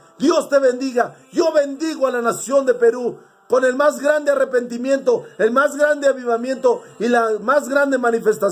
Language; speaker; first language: Spanish; native; Spanish